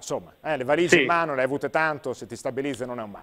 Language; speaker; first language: Italian; native; Italian